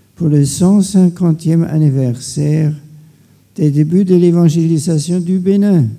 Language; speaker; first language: French; non-native, fluent; German